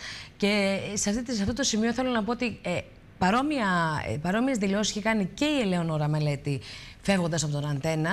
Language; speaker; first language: Greek; native; Greek